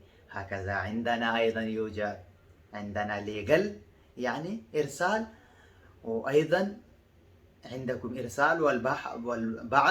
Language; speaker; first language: Arabic; non-native, fluent; Pashto